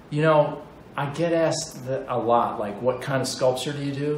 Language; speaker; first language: English; native; English